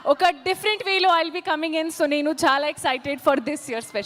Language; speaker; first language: Telugu; non-native, learner; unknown